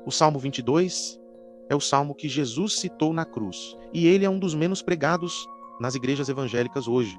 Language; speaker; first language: Portuguese; native; Portuguese